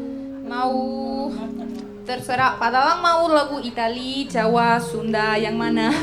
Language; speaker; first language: Indonesian; non-native, fluent; Italian